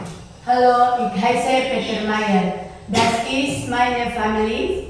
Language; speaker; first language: German; non-native, learner; Indonesian